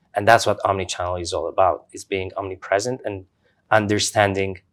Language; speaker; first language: English; non-native, fluent; Romanian